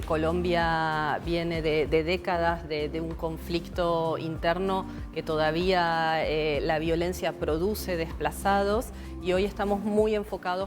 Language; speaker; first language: Spanish; native; Spanish